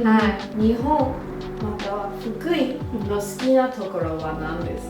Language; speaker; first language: Japanese; non-native, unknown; English